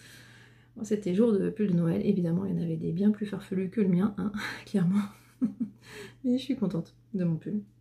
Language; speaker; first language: French; native; French